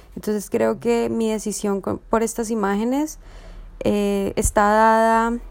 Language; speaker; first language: Spanish; native; Spanish